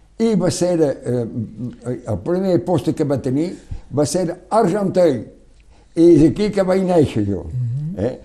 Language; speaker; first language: Catalan; non-native, local second language; French